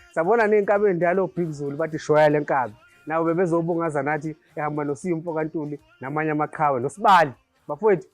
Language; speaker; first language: Zulu; native; Zulu